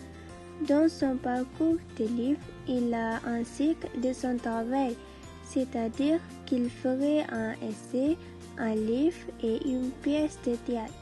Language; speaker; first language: French; non-native, learner; Malay